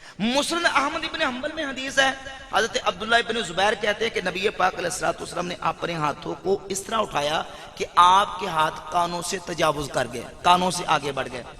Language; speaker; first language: Urdu; non-native, local second language; Punjabi